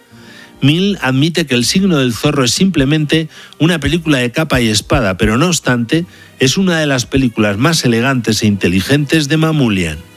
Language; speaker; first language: Spanish; native; Spanish